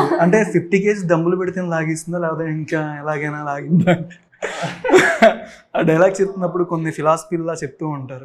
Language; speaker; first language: Telugu; native; Telugu